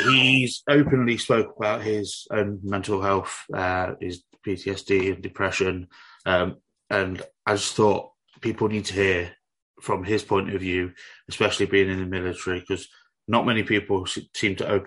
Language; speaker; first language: English; native; English